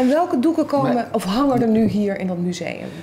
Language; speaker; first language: Dutch; native; Dutch